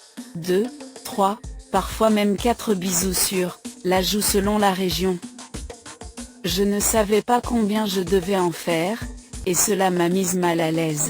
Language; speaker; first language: French; non-native, fluent; Thai